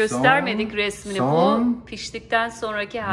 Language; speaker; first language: Turkish; native; Turkish